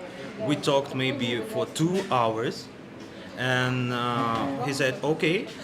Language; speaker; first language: English; non-native, learner; Russian